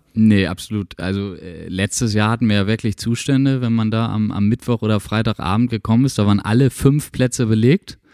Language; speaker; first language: German; native; German